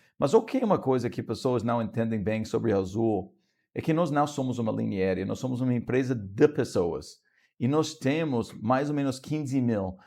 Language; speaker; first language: Portuguese; non-native, fluent; English